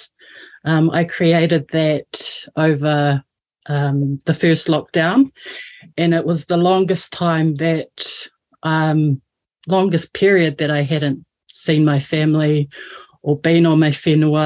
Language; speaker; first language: English; native; English